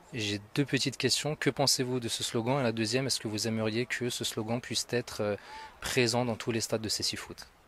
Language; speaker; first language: French; native; French